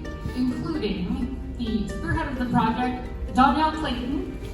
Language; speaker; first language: English; native; English